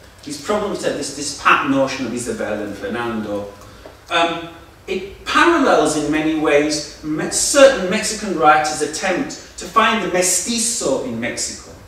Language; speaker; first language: English; native; English